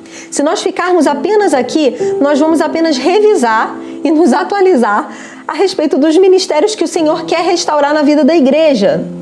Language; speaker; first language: Portuguese; native; Portuguese